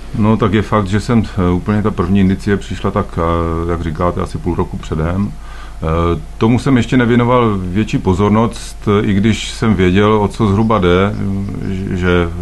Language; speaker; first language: Czech; native; Czech